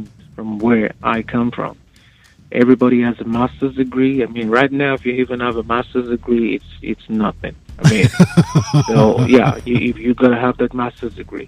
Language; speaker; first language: English; non-native, local second language; Yoruba